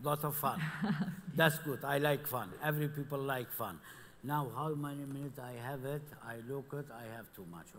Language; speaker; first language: English; non-native, learner; Kurdish